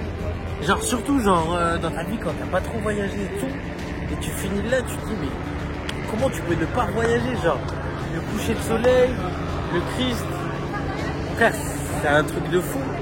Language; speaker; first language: French; native; French